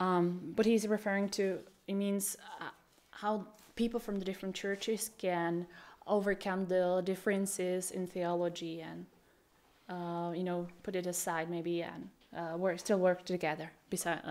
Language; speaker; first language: English; non-native, fluent; Czech